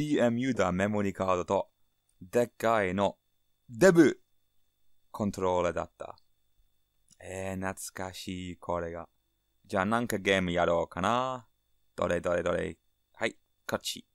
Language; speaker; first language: Japanese; non-native, learner; English